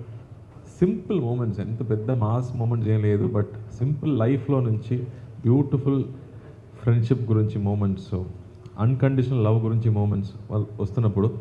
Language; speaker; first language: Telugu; non-native, fluent; Tamil